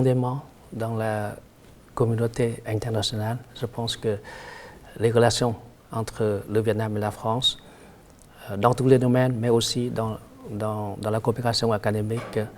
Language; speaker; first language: French; non-native, fluent; Vietnamese